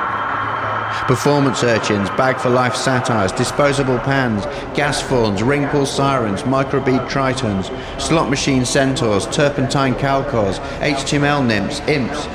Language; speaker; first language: English; native; English